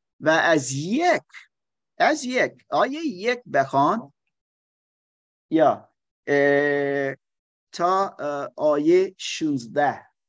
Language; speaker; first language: Persian; non-native, learner; German